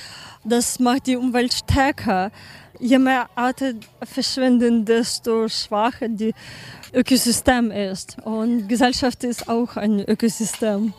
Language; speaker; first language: German; non-native, learner; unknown